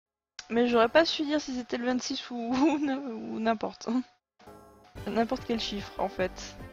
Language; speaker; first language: French; native; French